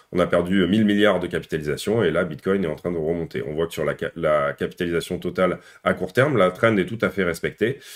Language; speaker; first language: French; native; French